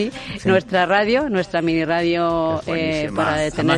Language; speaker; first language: Spanish; native; Spanish